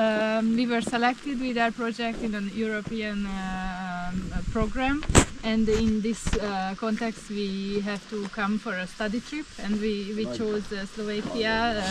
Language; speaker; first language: English; non-native, fluent; Hungarian